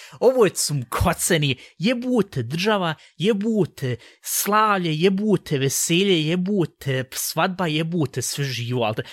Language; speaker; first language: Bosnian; early bilingual, heritage; Bosnian